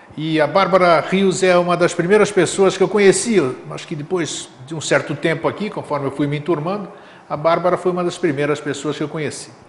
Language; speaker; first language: Portuguese; non-native, fluent; Greek